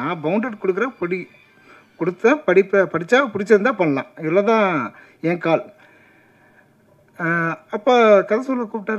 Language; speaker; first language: Tamil; native; Tamil